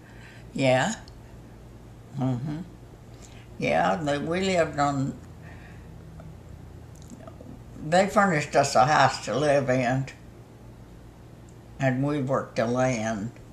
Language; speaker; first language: English; native; English